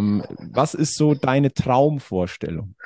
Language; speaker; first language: German; native; German